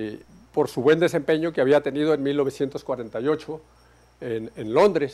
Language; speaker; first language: Spanish; native; Spanish